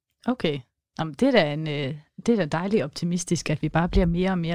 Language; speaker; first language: Danish; native; Danish